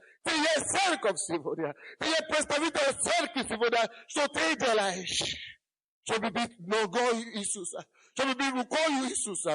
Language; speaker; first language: Russian; non-native, fluent; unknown